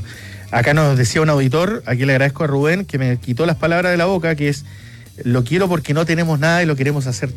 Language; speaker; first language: Spanish; native; Spanish